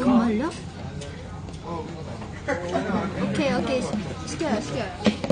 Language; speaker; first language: Korean; non-native, fluent; Japanese